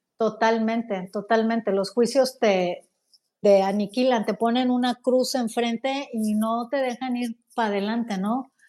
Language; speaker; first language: Spanish; native; Spanish